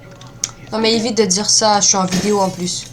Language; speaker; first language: French; native; French